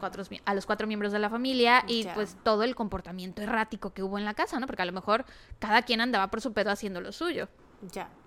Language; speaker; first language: Spanish; native; Spanish